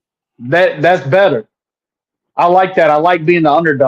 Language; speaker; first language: English; native; English